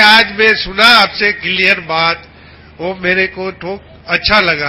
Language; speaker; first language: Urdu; non-native, local second language; Gujarati